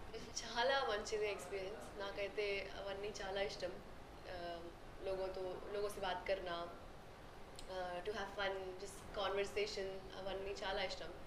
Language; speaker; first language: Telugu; non-native, local second language; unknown